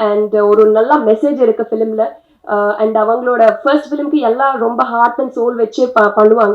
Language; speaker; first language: Tamil; non-native, learner; Telugu